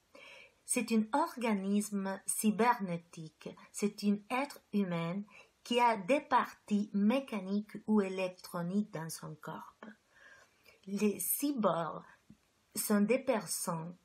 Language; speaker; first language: French; non-native, fluent; Spanish